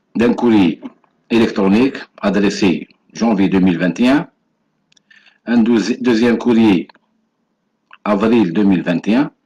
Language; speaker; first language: French; non-native, local second language; Arabic